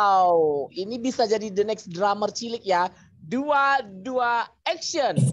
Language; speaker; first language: Indonesian; native; Indonesian